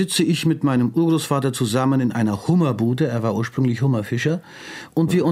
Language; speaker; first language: German; non-native, local second language; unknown